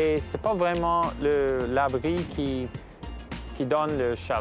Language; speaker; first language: French; non-native, local second language; English